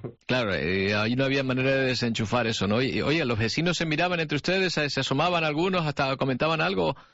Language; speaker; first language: Spanish; native; Spanish